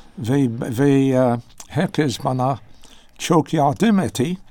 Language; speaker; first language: Turkish; non-native, learner; English